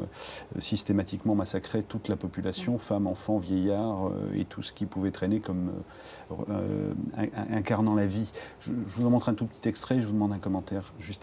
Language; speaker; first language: French; native; French